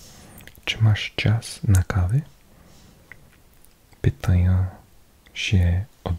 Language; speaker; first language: Polish; non-native, learner; English